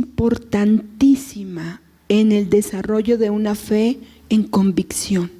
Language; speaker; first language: Spanish; native; Spanish